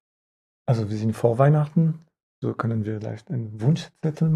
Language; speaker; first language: German; non-native, fluent; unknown